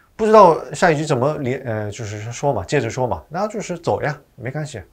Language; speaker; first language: Chinese; non-native, fluent; Korean